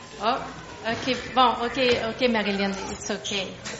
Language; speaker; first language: English; non-native, learner; French